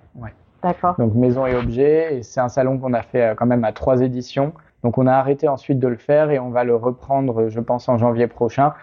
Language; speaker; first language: French; native; French